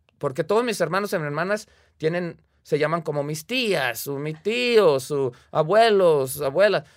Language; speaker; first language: Spanish; early bilingual, heritage; Spanish